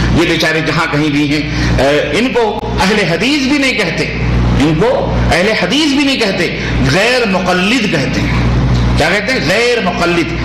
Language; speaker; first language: Urdu; native; Urdu